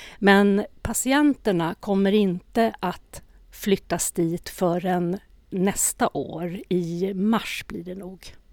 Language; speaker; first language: Swedish; native; Swedish